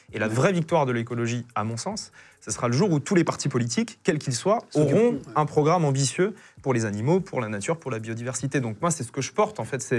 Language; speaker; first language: French; native; French